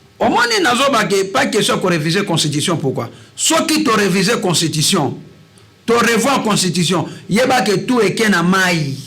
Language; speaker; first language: Lingala; native; Lingala